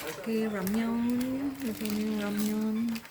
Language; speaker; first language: Korean; non-native, learner; Filipino